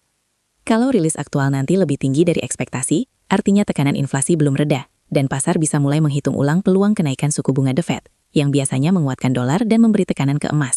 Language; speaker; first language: Indonesian; native; Indonesian